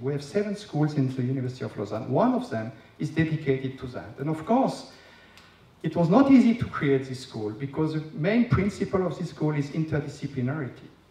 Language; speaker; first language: English; non-native, fluent; French